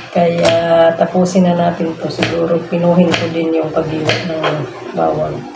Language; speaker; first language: Filipino; non-native, local second language; Cebuano